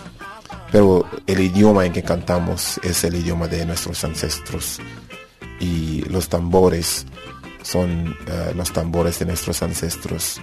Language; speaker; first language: Spanish; non-native, fluent; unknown